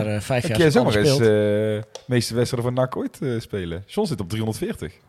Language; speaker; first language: Dutch; native; Dutch